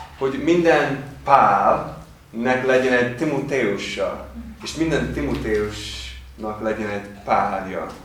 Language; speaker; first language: Hungarian; non-native, fluent; English